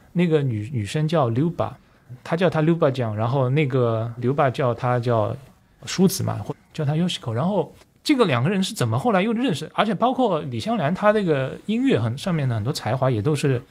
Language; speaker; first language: Chinese; native; Chinese